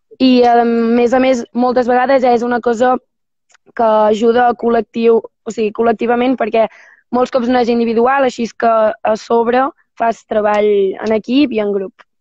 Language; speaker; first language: Catalan; native; Catalan